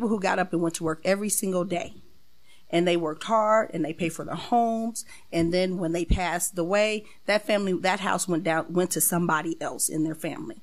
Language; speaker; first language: English; native; English